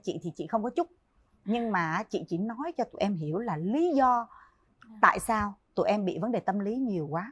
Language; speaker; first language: Vietnamese; native; Vietnamese